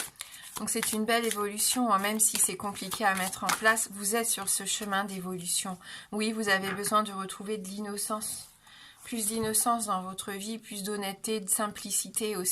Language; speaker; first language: French; native; French